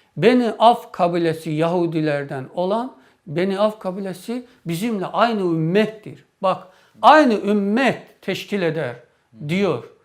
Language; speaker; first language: Turkish; native; Turkish